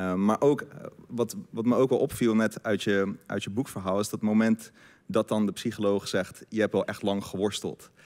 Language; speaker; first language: Dutch; native; Dutch